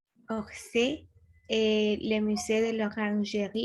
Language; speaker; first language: French; non-native, learner; Spanish